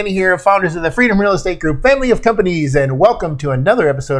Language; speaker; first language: English; native; English